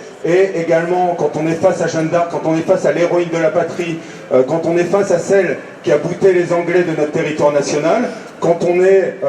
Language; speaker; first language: French; native; French